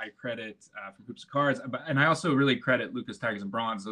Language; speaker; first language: English; native; English